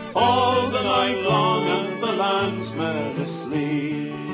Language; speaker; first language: English; native; English